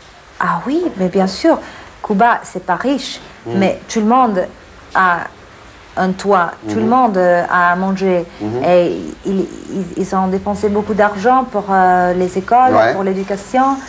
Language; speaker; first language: French; non-native, fluent; English